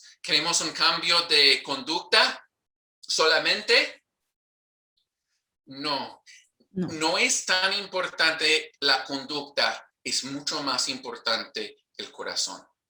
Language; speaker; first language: Spanish; non-native, fluent; English